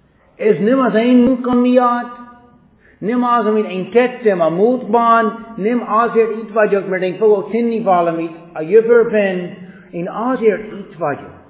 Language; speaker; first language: Hungarian; non-native, fluent; English